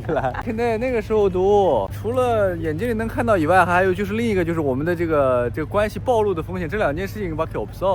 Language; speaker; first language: Chinese; native; Chinese